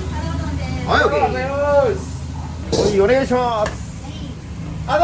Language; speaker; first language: Japanese; native; Japanese